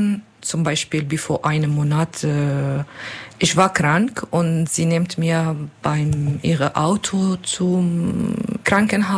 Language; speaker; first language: German; non-native, learner; Turkish